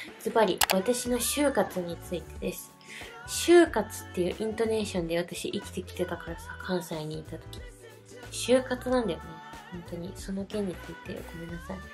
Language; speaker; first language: Japanese; native; Japanese